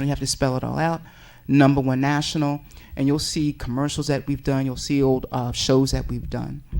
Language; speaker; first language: English; native; English